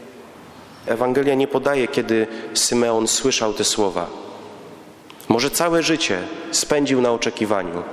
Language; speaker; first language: Polish; native; Polish